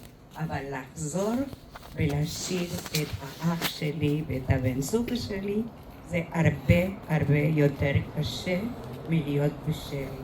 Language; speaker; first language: Hebrew; non-native, fluent; Spanish